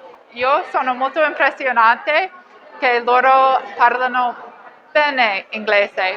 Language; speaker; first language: Italian; non-native, learner; English